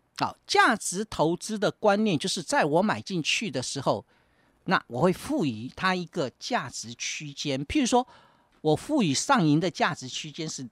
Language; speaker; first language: Chinese; native; Chinese